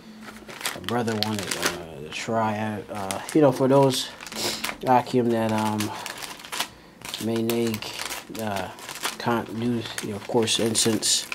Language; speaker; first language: English; native; English